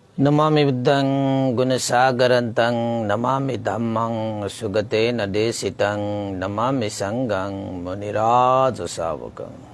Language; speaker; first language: Nepali; non-native, local second language; Newari